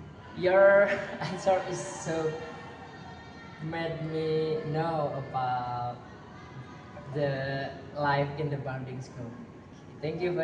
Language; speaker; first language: English; non-native, learner; Indonesian